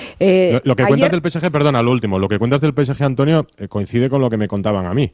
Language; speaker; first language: Spanish; native; Spanish